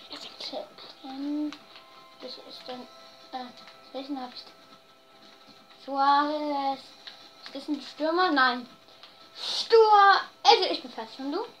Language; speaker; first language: German; native; German